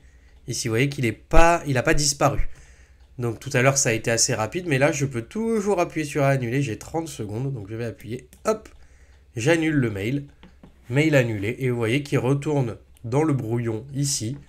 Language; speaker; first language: French; native; French